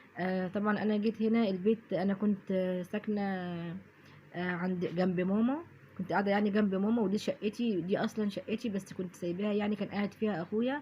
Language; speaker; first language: Arabic; native; Arabic